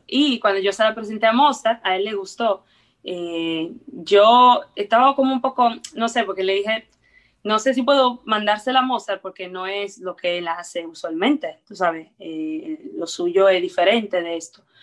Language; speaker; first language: Spanish; early bilingual, heritage; Spanish